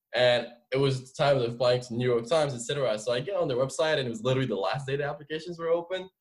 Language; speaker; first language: English; non-native, fluent; French